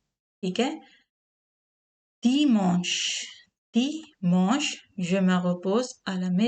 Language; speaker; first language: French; non-native, learner; Urdu